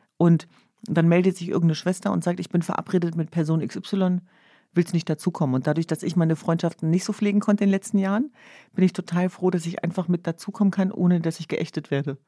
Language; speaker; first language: German; early bilingual, other home language; Kurdish